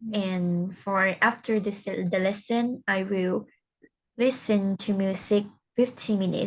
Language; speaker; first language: English; non-native, learner; Vietnamese